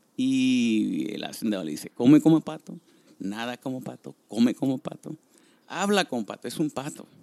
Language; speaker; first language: Spanish; early bilingual, heritage; Spanish